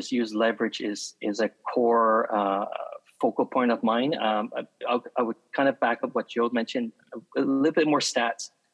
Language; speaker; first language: English; native; English